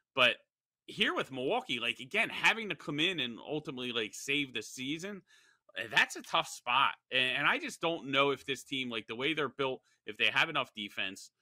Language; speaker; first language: English; native; English